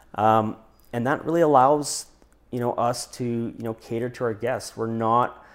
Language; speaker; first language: English; native; English